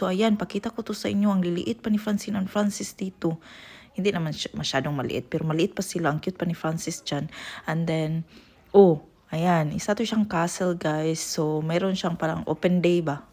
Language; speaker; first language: Filipino; non-native, local second language; Cebuano